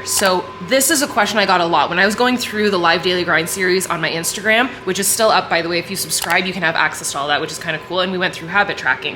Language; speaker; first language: English; native; English